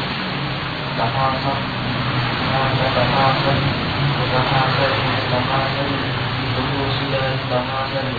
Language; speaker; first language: Arabic; non-native, learner; Indonesian